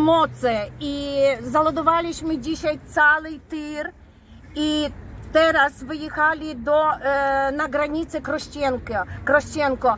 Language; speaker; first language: Polish; non-native, fluent; Ukrainian